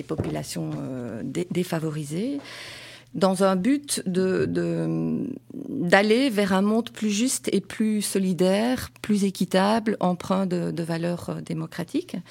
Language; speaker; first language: French; native; French